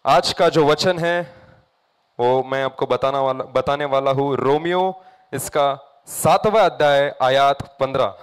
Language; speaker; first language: Hindi; non-native, local second language; Marathi